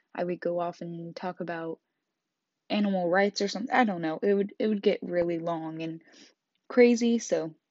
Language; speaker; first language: English; native; English